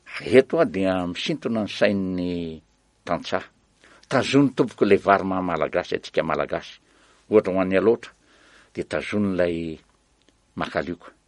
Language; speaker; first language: Malagasy; native; Malagasy